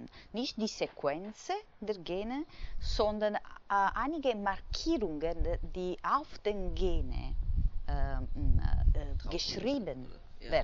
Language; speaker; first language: German; non-native, fluent; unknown